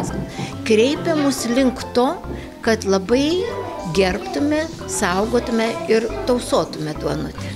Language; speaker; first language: Lithuanian; native; Lithuanian